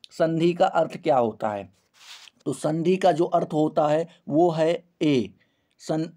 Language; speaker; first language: Hindi; native; Hindi